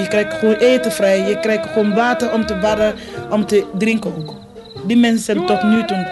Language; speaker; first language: Dutch; non-native, fluent; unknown